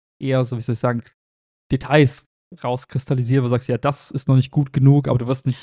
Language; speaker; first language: German; native; German